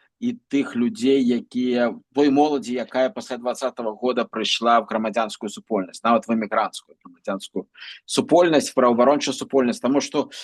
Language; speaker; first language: Belarusian; non-native, local second language; Russian